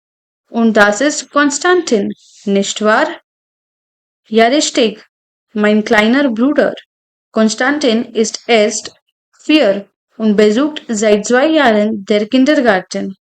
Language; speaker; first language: German; non-native, fluent; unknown